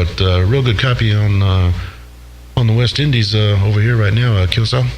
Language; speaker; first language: English; native; English